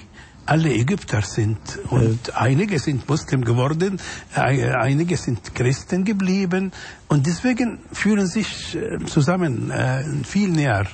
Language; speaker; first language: German; non-native, fluent; Arabic